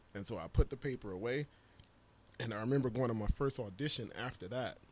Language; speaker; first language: English; native; English